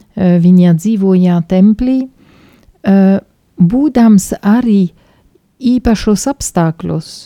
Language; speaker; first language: Latvian; non-native, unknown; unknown